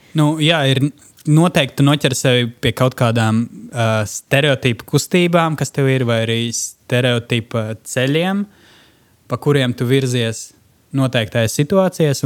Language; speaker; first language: Latvian; non-native, local second language; Russian